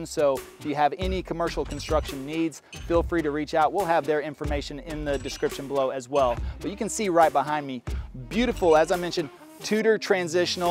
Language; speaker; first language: English; native; English